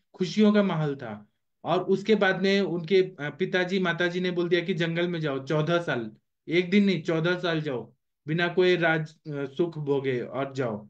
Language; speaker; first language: Hindi; non-native, local second language; Marathi